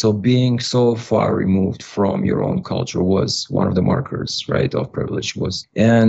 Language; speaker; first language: English; non-native, fluent; Russian